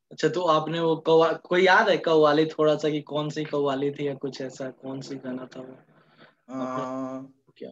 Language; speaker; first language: Hindi; native; Hindi